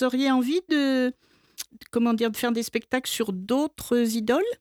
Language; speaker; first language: French; native; French